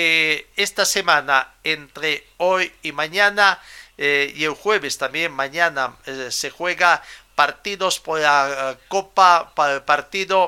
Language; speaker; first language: Spanish; native; Spanish